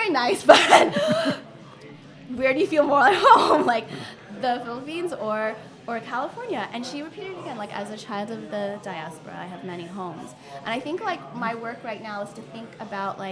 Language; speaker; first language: English; native; English